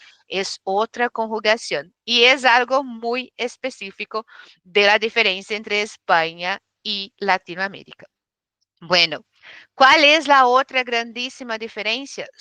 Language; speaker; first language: Spanish; non-native, fluent; Portuguese